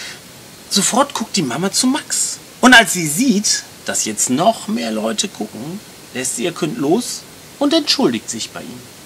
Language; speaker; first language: German; native; German